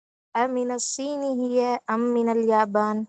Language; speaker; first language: Arabic; non-native, learner; Tamil